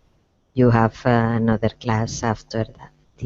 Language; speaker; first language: English; non-native, learner; Spanish